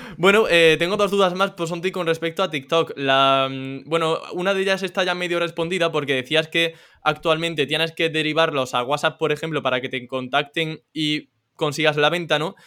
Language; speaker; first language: Spanish; native; Spanish